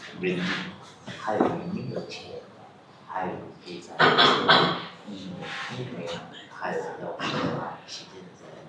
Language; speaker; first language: Chinese; non-native, learner; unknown